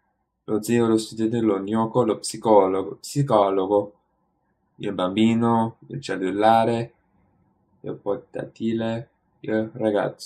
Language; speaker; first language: Italian; non-native, learner; English